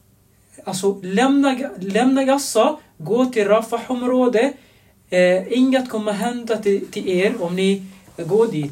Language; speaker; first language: Swedish; non-native, fluent; Arabic